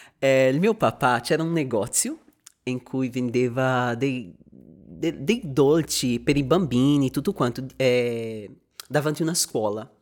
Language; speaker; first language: Italian; non-native, fluent; Portuguese